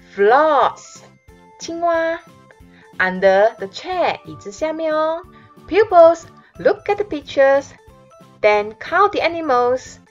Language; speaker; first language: English; non-native, local second language; Chinese